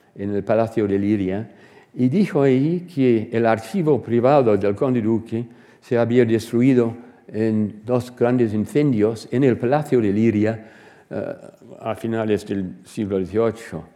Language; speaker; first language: Spanish; non-native, fluent; English